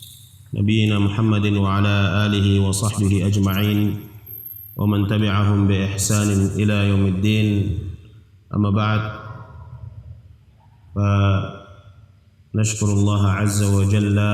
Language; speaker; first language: Arabic; non-native, fluent; Indonesian